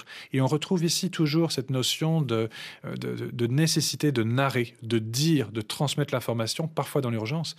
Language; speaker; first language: French; native; French